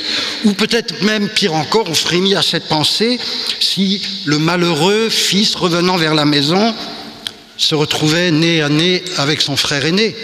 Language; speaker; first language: French; native; French